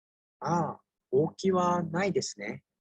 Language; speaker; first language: Japanese; non-native, learner; Indonesian